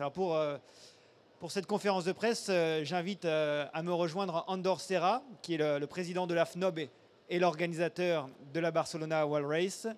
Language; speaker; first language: French; native; French